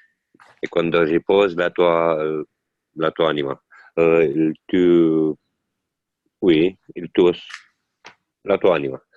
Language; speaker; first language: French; non-native, learner; Italian